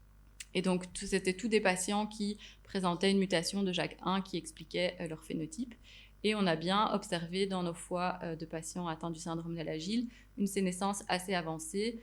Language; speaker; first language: French; native; French